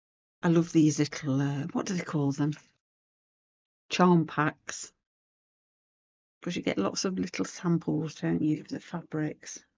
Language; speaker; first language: English; native; English